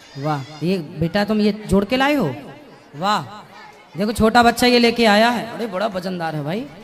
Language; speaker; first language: Hindi; native; Hindi